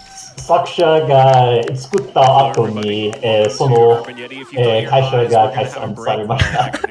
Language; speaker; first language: Japanese; non-native, fluent; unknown